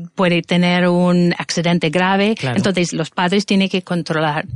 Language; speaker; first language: Spanish; non-native, fluent; English